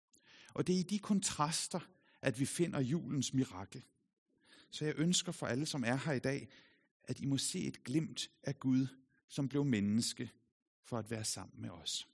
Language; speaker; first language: Danish; native; Danish